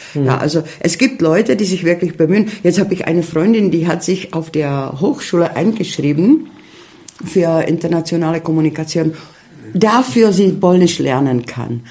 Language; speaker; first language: German; non-native, fluent; Czech